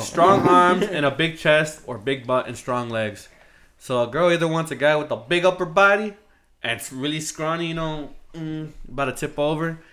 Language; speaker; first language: English; native; English